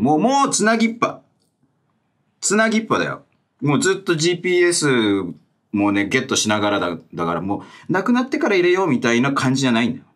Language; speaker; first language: Japanese; native; Japanese